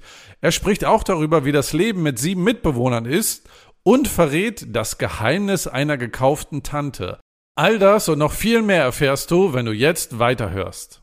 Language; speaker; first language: German; native; German